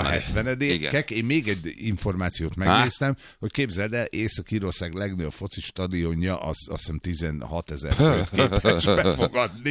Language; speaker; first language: Hungarian; native; Hungarian